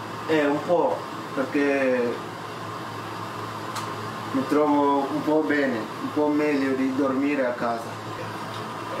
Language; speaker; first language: Italian; non-native, learner; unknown